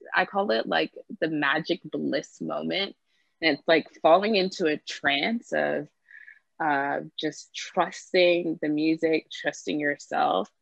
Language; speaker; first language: English; native; English